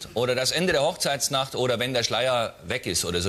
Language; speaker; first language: German; native; German